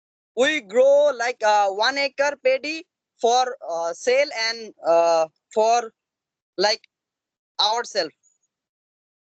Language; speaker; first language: English; non-native, learner; Assamese